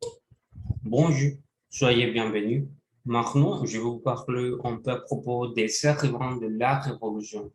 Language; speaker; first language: French; non-native, learner; Spanish